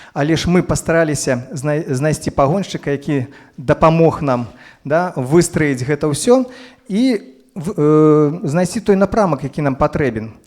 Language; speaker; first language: Belarusian; non-native, local second language; Russian